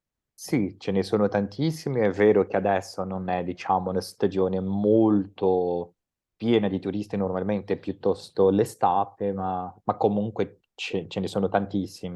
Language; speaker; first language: Italian; non-native, fluent; Portuguese